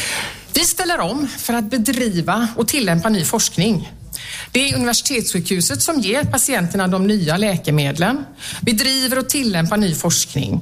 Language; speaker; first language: Swedish; native; Swedish